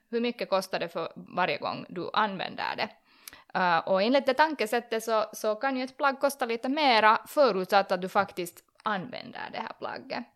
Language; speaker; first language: Swedish; native; Swedish